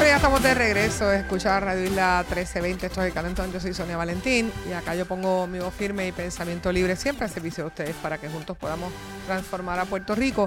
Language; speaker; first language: Spanish; native; Spanish